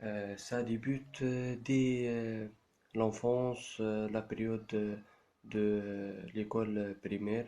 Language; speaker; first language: French; non-native, local second language; Arabic